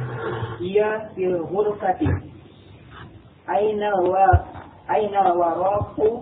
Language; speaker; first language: Arabic; non-native, learner; Indonesian